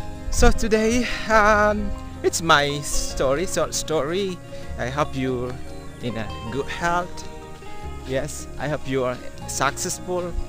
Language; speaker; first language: English; non-native, learner; Indonesian